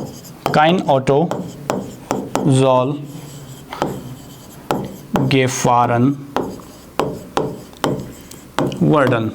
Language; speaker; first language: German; non-native, fluent; Hindi